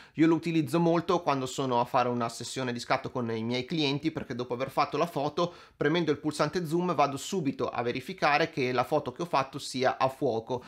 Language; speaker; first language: Italian; native; Italian